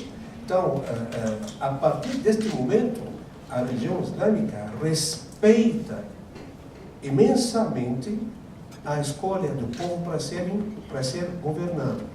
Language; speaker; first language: Portuguese; non-native, fluent; Arabic